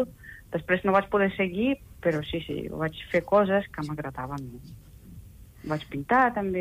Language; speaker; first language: Catalan; non-native, fluent; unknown